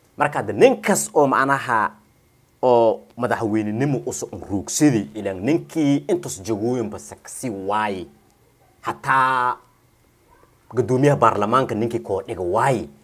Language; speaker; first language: Somali; non-native, local second language; Maay